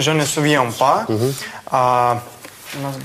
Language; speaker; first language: French; non-native, learner; Russian